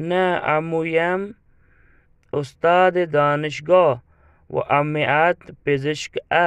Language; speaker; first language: Persian; non-native, fluent; Urdu